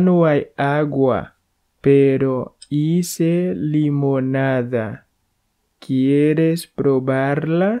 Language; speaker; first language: Spanish; non-native, fluent; Haitian Creole